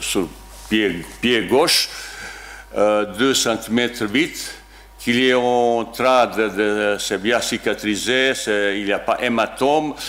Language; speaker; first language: French; non-native, learner; Bosnian